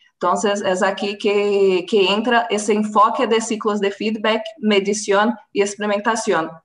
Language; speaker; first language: Spanish; non-native, fluent; Portuguese